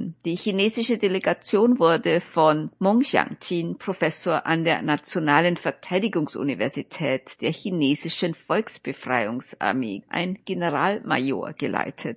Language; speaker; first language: German; native; German